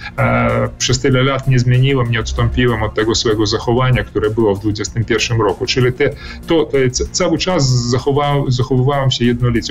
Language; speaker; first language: Polish; early bilingual, heritage; Polish